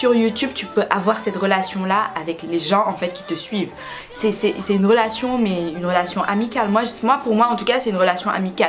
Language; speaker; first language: French; early bilingual, other home language; Wolof